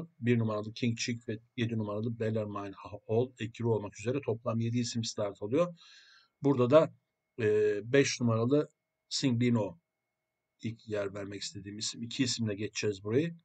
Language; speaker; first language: Turkish; native; Turkish